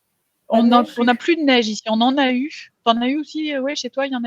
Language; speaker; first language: French; native; French